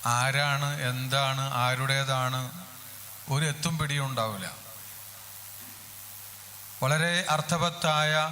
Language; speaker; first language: Malayalam; native; Malayalam